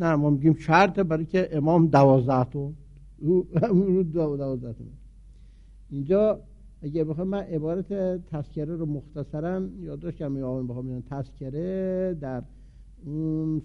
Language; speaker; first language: Persian; native; Persian